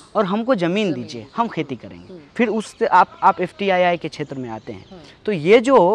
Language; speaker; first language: Hindi; native; Hindi